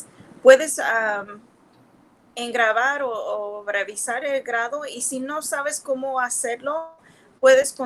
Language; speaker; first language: Spanish; early bilingual, heritage; Spanish